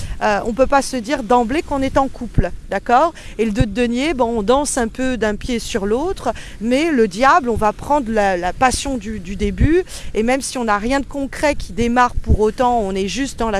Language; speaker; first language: French; native; French